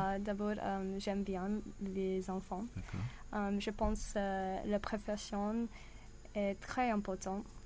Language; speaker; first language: French; non-native, learner; English